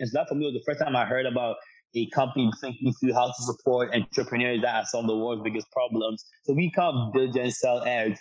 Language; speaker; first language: English; non-native, local second language; Akan